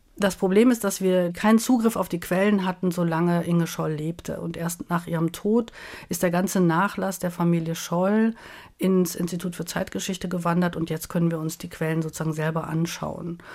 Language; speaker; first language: German; native; German